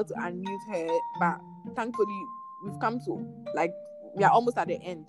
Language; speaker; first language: English; non-native, local second language; Akan